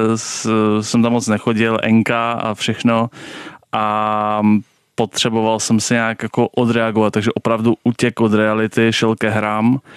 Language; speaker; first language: Czech; early bilingual, other home language; Russian